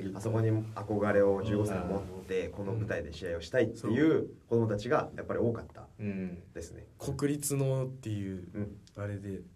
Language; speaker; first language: Japanese; native; Japanese